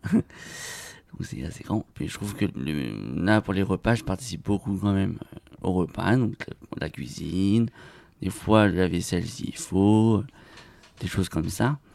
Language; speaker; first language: French; native; French